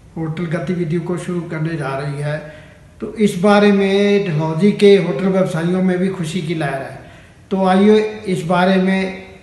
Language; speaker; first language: Hindi; native; Hindi